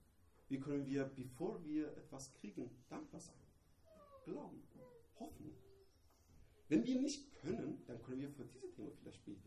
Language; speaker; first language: German; non-native, learner; Persian